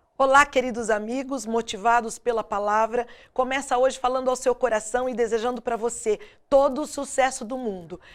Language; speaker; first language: Portuguese; native; Portuguese